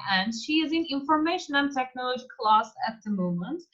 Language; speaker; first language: English; non-native, fluent; Turkish